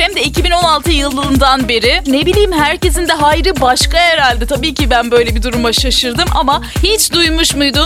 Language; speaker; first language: Turkish; native; Turkish